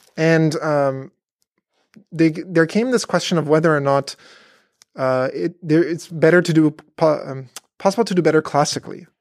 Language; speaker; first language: English; native; English